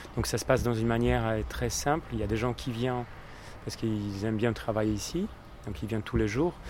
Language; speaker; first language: French; non-native, fluent; Polish